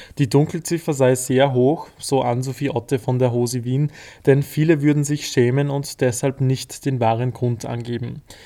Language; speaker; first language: German; native; German